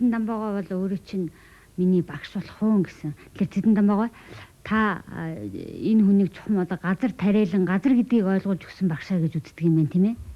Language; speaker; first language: Mongolian; native; Mongolian